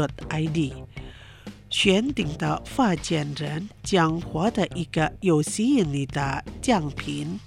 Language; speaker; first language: Chinese; non-native, fluent; Indonesian